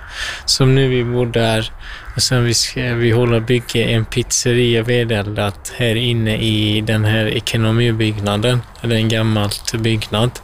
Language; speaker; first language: Swedish; non-native, fluent; Kurdish